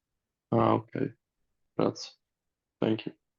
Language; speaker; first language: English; non-native, learner; Italian